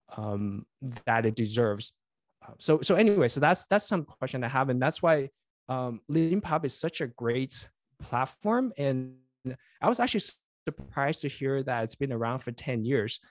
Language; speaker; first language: English; non-native, fluent; Chinese